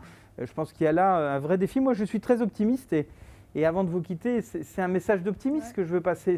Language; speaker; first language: French; native; French